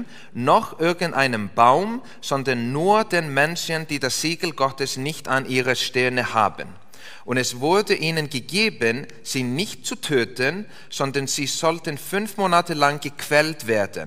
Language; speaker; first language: German; non-native, fluent; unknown